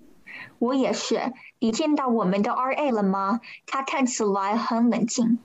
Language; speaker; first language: Chinese; early bilingual, heritage; Chinese